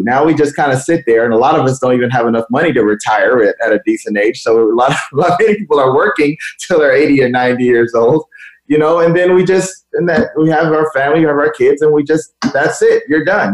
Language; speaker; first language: English; native; English